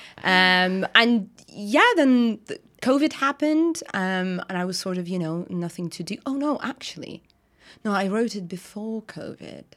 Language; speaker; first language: English; non-native, fluent; Russian